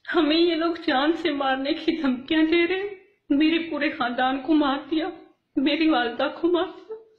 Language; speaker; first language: Urdu; non-native, local second language; Baluchi